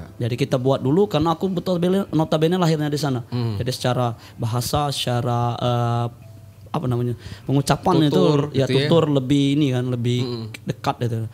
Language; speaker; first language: Indonesian; non-native, local second language; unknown